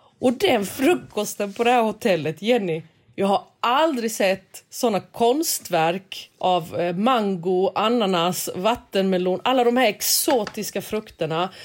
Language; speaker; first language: Swedish; early bilingual, other home language; Korean